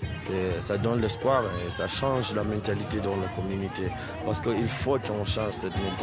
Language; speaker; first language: French; non-native, fluent; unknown